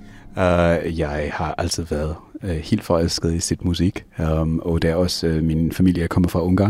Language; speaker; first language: Danish; non-native, fluent; English